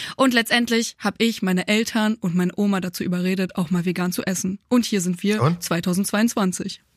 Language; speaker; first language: German; early bilingual, other home language; Polish